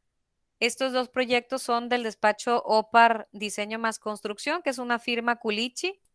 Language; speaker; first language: Spanish; native; Spanish